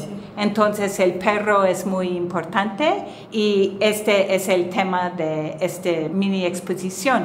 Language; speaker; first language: Spanish; non-native, fluent; English